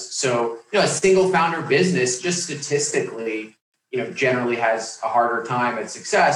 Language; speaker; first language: English; native; English